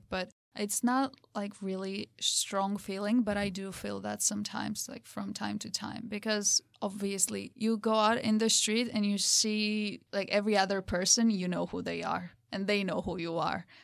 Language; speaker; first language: English; non-native, fluent; Georgian